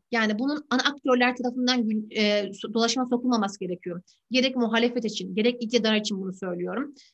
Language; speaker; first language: Turkish; native; Turkish